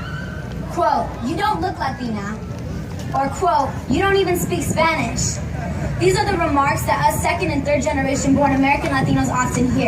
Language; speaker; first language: English; native; English